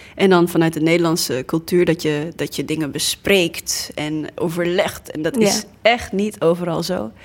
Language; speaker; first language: Dutch; early bilingual, other home language; English